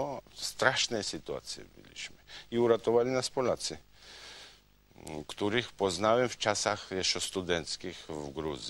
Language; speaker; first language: Polish; non-native, fluent; Georgian